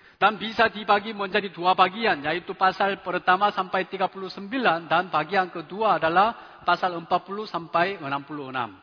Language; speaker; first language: Indonesian; non-native, fluent; Chinese